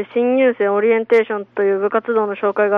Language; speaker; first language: Japanese; native; Japanese